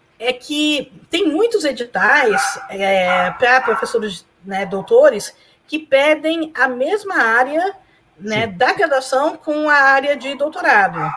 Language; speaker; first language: Portuguese; early bilingual, other home language; Spanish